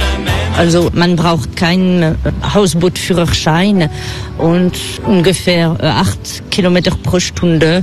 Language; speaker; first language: German; non-native, fluent; French